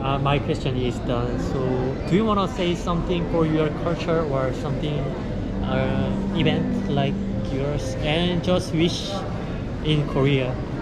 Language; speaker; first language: English; non-native, learner; Korean